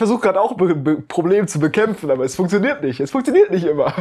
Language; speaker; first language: German; native; German